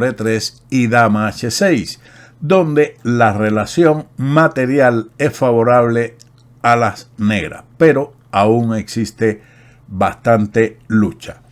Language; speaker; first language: Spanish; native; Spanish